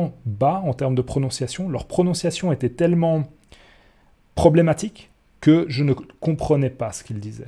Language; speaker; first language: French; native; French